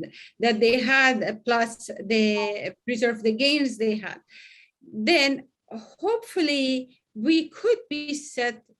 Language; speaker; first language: English; non-native, fluent; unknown